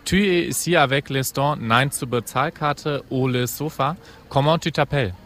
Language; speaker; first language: French; non-native, fluent; German